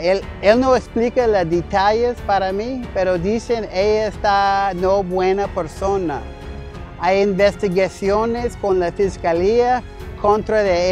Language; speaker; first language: Spanish; non-native, learner; English